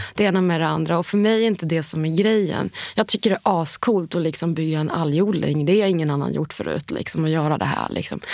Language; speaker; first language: Swedish; early bilingual, heritage; Swedish